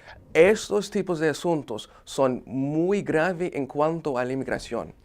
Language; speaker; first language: Spanish; non-native, fluent; English